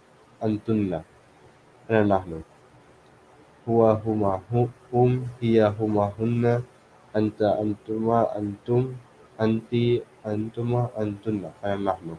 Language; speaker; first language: Arabic; non-native, learner; Filipino